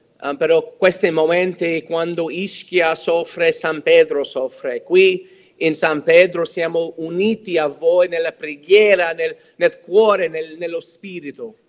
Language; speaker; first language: Italian; early bilingual, heritage; English